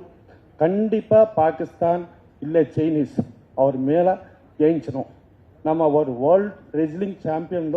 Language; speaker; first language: Tamil; non-native, learner; Telugu